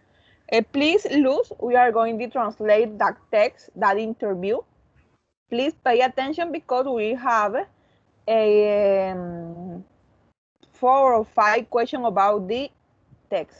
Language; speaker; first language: English; non-native, learner; Spanish